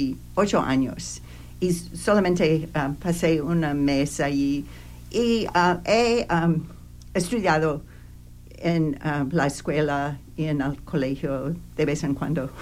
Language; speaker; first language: Spanish; non-native, learner; English